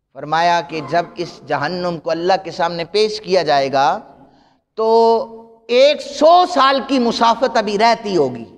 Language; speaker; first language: Hindi; native; Hindi